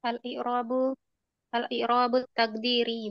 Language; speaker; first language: Arabic; non-native, learner; Indonesian